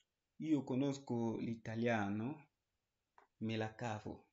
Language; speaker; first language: Italian; non-native, learner; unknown